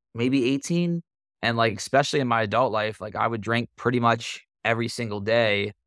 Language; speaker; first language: English; native; English